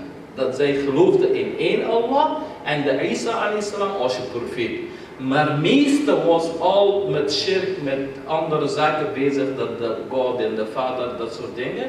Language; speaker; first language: Dutch; non-native, fluent; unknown